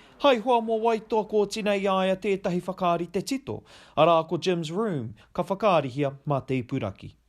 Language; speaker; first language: Māori; non-native, local second language; English